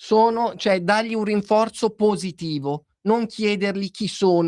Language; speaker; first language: Italian; native; Italian